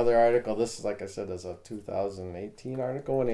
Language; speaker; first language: English; native; English